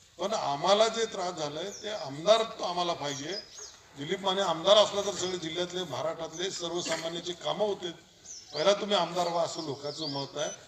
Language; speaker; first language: Marathi; native; Marathi